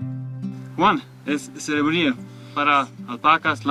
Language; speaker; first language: Spanish; non-native, learner; Serbian